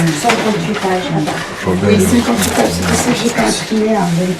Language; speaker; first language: French; native; French